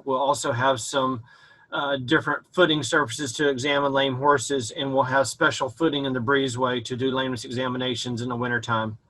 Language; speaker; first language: English; native; English